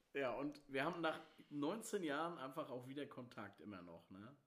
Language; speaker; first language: German; non-native, fluent; Swedish